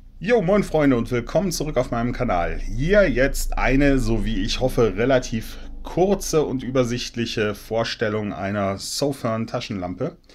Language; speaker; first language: German; native; German